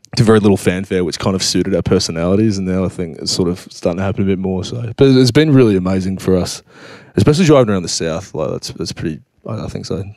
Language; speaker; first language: English; native; English